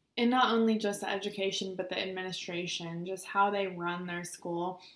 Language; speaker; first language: English; native; English